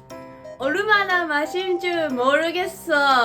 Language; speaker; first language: Korean; non-native, fluent; Japanese